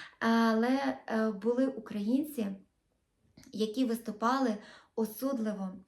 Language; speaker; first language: Ukrainian; non-native, local second language; Russian